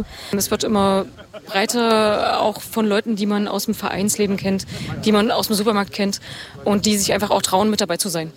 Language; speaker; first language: German; native; German